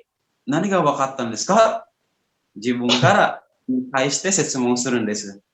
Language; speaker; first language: Japanese; non-native, fluent; Indonesian